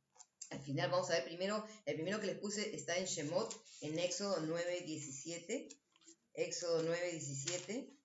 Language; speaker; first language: Spanish; native; Spanish